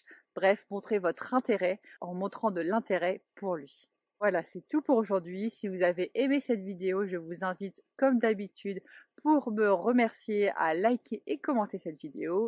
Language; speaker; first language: French; native; French